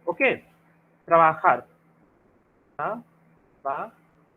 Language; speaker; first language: Spanish; non-native, fluent; Hindi